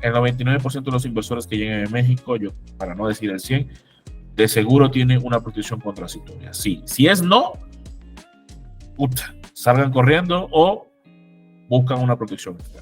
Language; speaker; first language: Spanish; native; Spanish